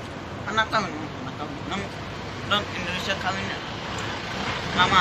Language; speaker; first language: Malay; non-native, learner; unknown